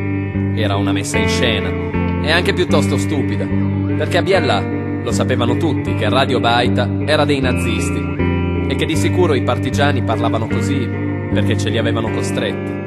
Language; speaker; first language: Italian; native; Italian